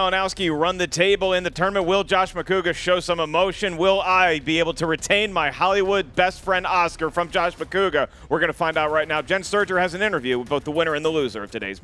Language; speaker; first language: English; native; English